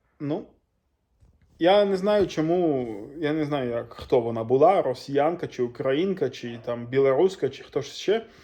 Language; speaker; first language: Ukrainian; non-native, local second language; Russian